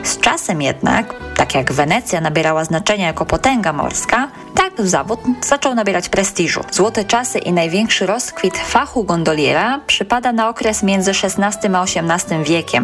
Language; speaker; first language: Polish; native; Polish